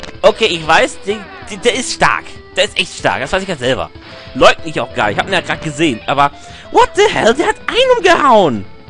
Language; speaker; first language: German; native; German